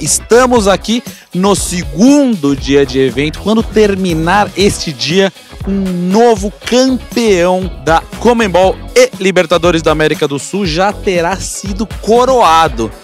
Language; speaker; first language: Portuguese; native; Portuguese